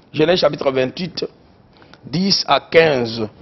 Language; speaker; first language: French; non-native, local second language; Lingala